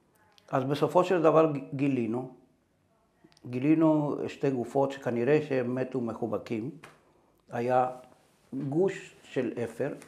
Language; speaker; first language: Hebrew; non-native, fluent; Spanish